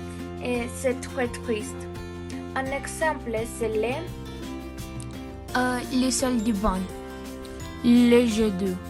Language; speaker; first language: French; non-native, learner; English